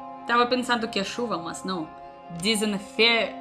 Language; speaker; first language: Portuguese; non-native, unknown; Russian